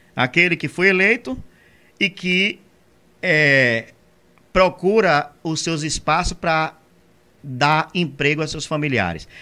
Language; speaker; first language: Portuguese; native; Portuguese